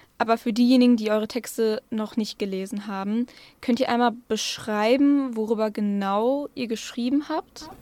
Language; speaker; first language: German; native; German